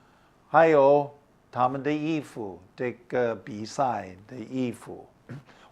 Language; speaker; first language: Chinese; non-native, fluent; English